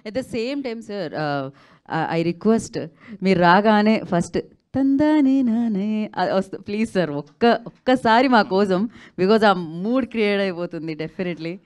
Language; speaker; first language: Telugu; native; Telugu